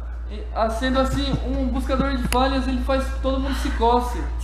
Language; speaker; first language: Portuguese; native; Portuguese